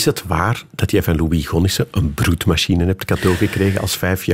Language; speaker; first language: Dutch; native; Dutch